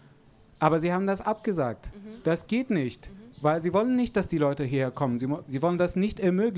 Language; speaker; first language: German; non-native, fluent; Arabic